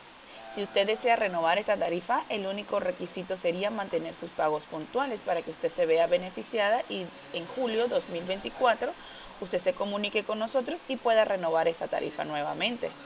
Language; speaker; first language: Spanish; native; Spanish